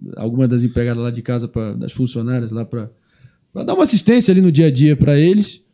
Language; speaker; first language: Portuguese; native; Portuguese